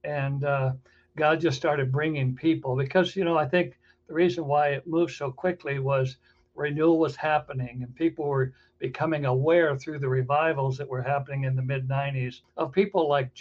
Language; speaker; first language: English; native; English